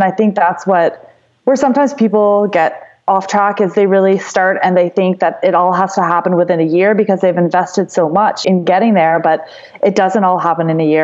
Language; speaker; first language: English; native; English